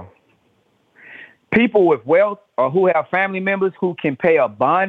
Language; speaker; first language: English; native; English